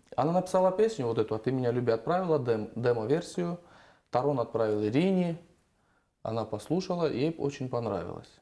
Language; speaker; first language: Russian; non-native, local second language; Armenian